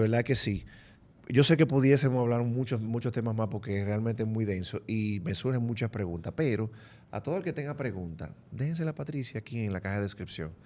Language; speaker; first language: Spanish; native; Spanish